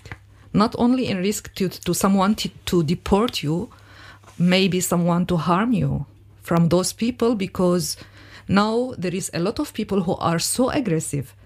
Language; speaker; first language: English; non-native, learner; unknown